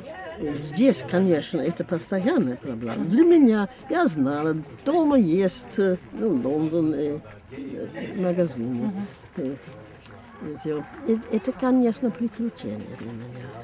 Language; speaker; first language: Russian; non-native, fluent; English